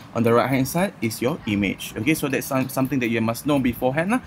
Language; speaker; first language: English; non-native, local second language; Malay